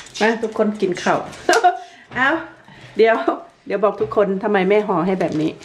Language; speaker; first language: Thai; native; Thai